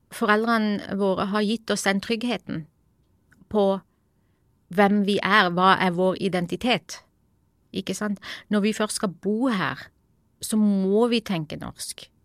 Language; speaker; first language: Norwegian; early bilingual, other home language; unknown